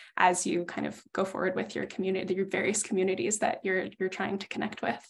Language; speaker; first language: English; native; English